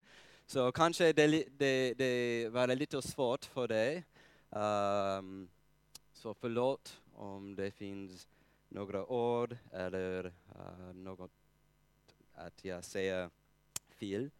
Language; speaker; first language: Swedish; non-native, fluent; English